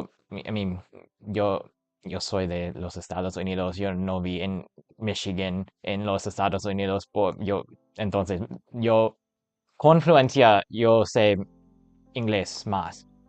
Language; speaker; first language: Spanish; non-native, learner; English